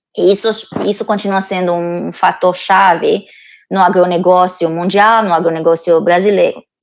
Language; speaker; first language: Portuguese; non-native, fluent; Romanian